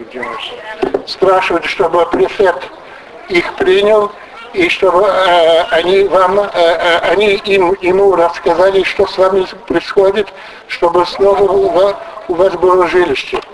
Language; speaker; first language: Russian; non-native, fluent; French